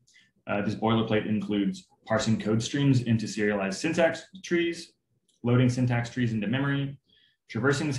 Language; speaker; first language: English; native; English